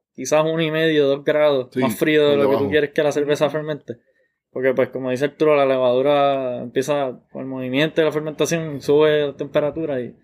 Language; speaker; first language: Spanish; native; Spanish